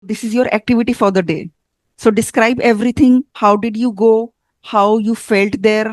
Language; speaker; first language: English; non-native, fluent; Hindi